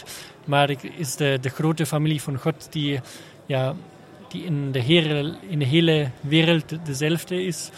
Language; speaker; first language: Dutch; non-native, learner; German